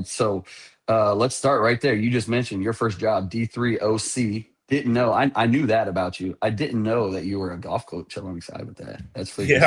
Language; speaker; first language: English; native; English